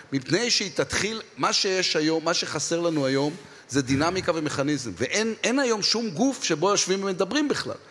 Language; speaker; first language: Hebrew; native; Hebrew